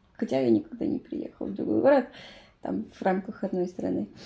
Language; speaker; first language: Russian; non-native, fluent; Spanish